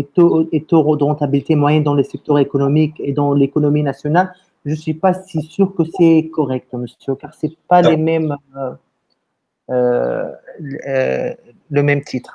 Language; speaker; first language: French; non-native, fluent; Romanian